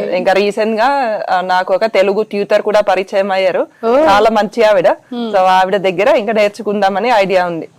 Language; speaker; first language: Telugu; non-native, fluent; Finnish